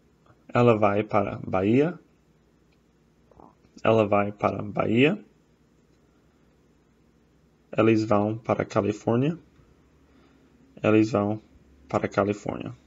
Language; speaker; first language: Portuguese; non-native, fluent; English